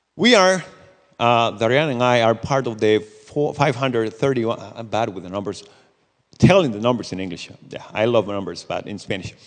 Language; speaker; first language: English; non-native, fluent; Spanish